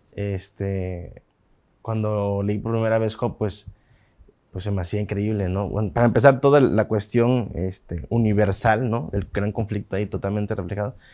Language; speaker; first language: Spanish; native; Spanish